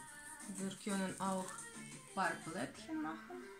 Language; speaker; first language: German; non-native, learner; Russian